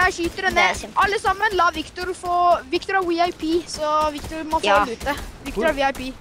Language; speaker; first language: Norwegian; native; Norwegian